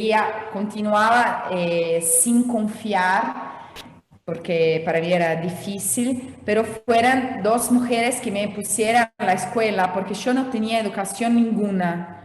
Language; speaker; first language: Spanish; non-native, fluent; Portuguese